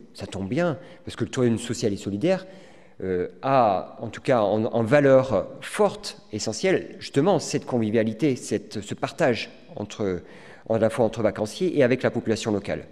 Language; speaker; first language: French; native; French